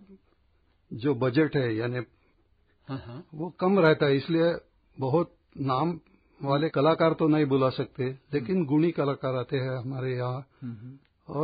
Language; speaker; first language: Hindi; non-native, local second language; Marathi